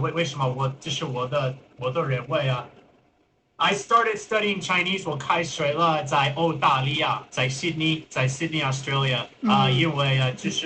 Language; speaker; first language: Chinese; non-native, learner; English